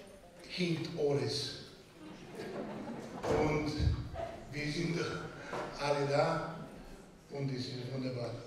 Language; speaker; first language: German; non-native, fluent; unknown